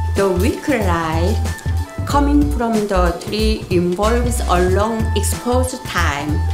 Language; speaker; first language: English; non-native, learner; Korean